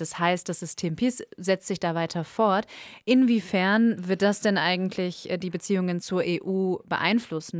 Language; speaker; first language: German; native; German